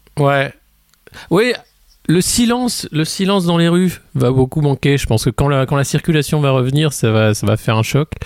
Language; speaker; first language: French; native; French